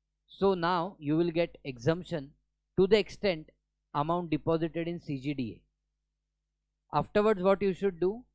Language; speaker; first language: English; non-native, local second language; Hindi